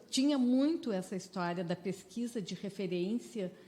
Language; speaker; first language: Portuguese; native; Portuguese